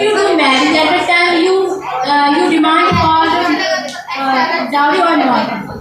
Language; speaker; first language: English; non-native, learner; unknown